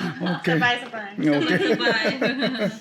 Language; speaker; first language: English; non-native, learner; Thai